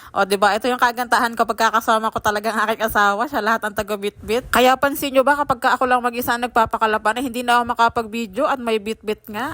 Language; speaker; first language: Filipino; native; Filipino